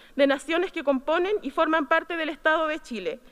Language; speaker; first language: Spanish; native; Spanish